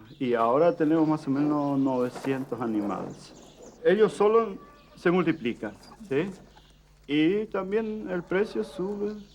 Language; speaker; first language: Spanish; early bilingual, heritage; Plautdietsch